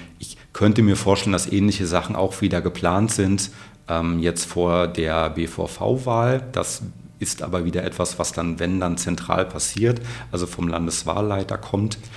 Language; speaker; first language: German; native; German